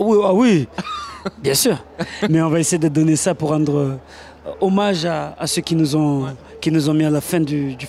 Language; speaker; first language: French; native; French